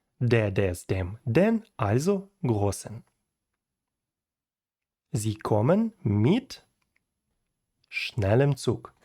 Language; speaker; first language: German; non-native, learner; Ukrainian